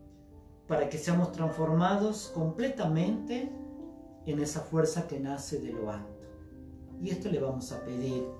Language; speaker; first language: Spanish; native; Spanish